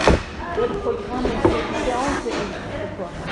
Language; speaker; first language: French; non-native, learner; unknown